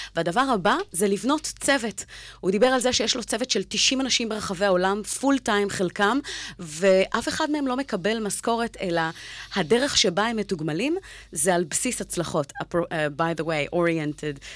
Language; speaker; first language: Hebrew; native; Hebrew